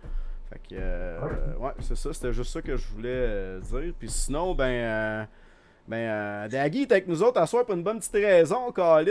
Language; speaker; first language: French; native; French